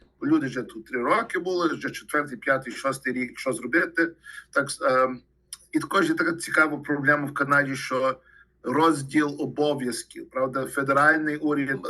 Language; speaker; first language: Ukrainian; early bilingual, heritage; Ukrainian